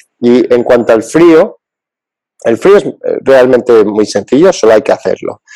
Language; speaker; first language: Spanish; early bilingual, other home language; English